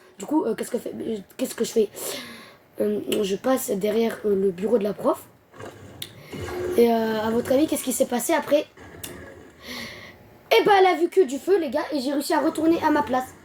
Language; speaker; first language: French; native; French